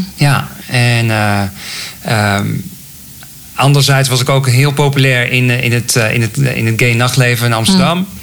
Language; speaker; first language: Dutch; native; Dutch